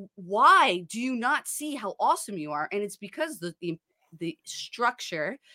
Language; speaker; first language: English; native; English